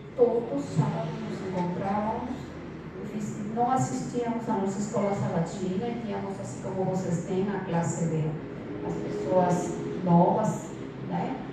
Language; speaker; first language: Portuguese; non-native, fluent; Spanish